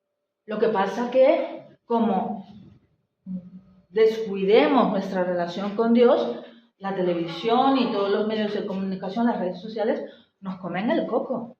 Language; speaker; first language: Spanish; native; Spanish